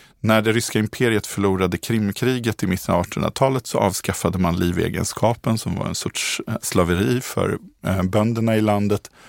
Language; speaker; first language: Swedish; native; Swedish